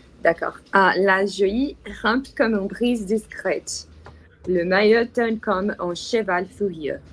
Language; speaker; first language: French; non-native, learner; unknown